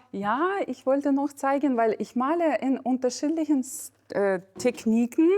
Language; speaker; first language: German; non-native, fluent; Ukrainian